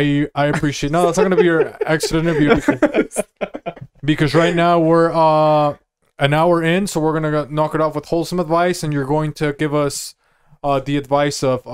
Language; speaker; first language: English; native; English